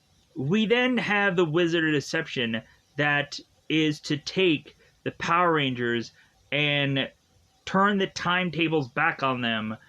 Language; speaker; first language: English; native; English